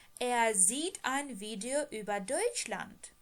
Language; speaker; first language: German; non-native, fluent; Ukrainian